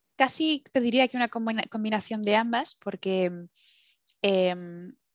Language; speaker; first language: Spanish; native; Spanish